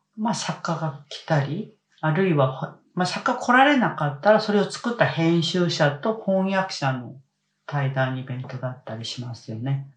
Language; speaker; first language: Japanese; non-native, fluent; Korean